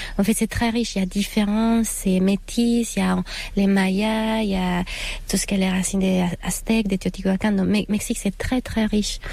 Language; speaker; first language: French; non-native, fluent; Spanish